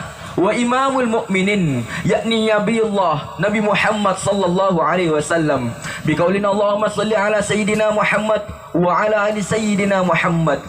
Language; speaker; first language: Arabic; non-native, learner; Indonesian